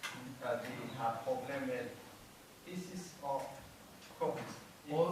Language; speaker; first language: Danish; non-native, learner; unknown